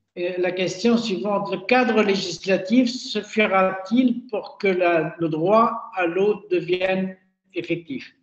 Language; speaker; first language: French; non-native, local second language; Arabic